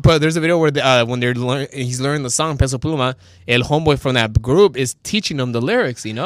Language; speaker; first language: English; early bilingual, other home language; Spanish